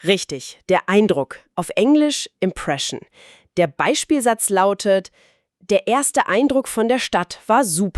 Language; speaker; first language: German; native; German